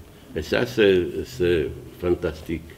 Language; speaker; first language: French; non-native, learner; Hebrew